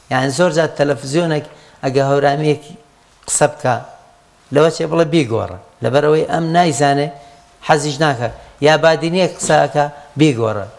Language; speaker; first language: Central Kurdish; non-native, local second language; Gurani